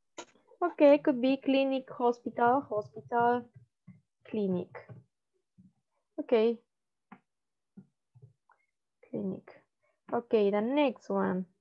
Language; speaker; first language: English; non-native, learner; Spanish